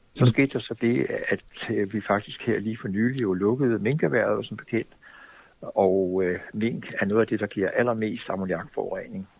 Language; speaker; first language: Danish; native; Danish